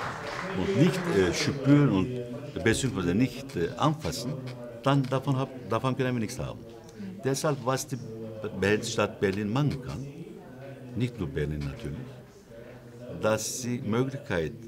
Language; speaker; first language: German; non-native, fluent; Turkish